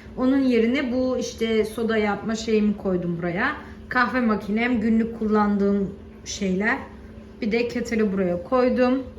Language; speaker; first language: Turkish; early bilingual, heritage; Turkish